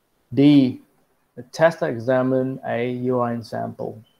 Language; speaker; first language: English; non-native, fluent; Vietnamese